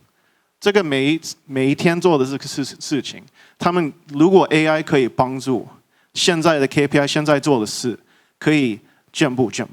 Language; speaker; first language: Chinese; early bilingual, heritage; English